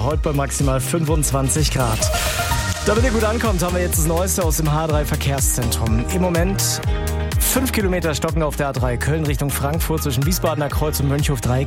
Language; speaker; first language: German; native; German